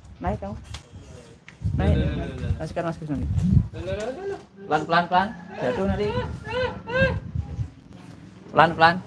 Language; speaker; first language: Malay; non-native, local second language; Javanese